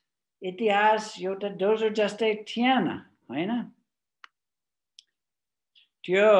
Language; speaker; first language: Nepali; non-native, fluent; English